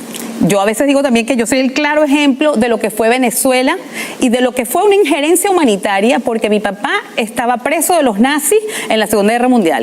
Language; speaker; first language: Spanish; native; Spanish